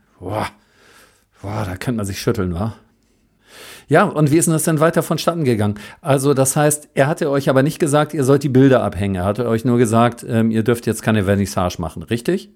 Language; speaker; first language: German; native; German